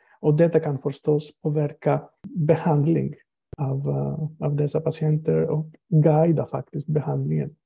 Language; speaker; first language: Swedish; non-native, fluent; Greek